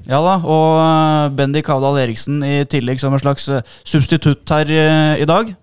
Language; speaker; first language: Norwegian; native; Norwegian